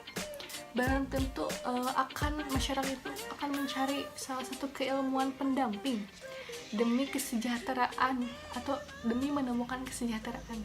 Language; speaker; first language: Indonesian; native; Indonesian